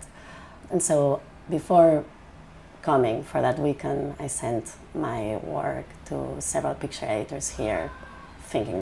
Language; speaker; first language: English; non-native, fluent; Spanish